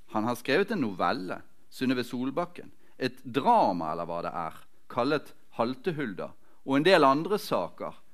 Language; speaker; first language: Norwegian; native; Norwegian